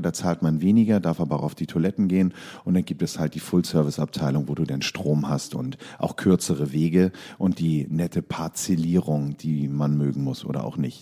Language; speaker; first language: German; native; German